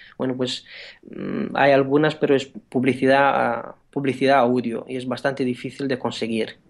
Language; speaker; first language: Spanish; non-native, fluent; Romanian